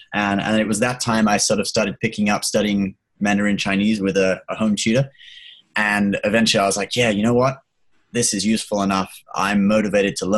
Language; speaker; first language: English; native; English